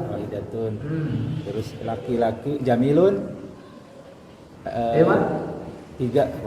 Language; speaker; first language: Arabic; non-native, learner; Indonesian